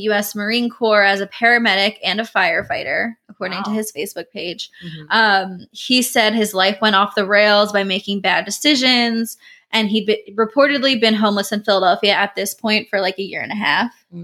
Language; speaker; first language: English; native; English